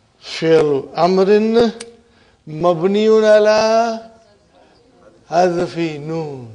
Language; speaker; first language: Arabic; non-native, fluent; Urdu